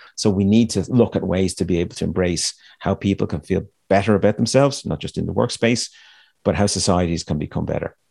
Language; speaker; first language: English; native; English